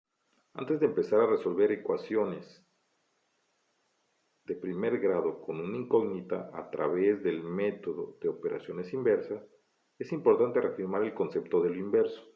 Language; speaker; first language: Spanish; native; Spanish